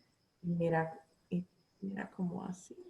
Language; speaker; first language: Spanish; non-native, learner; English